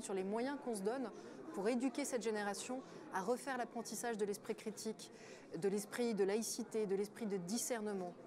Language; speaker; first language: French; native; French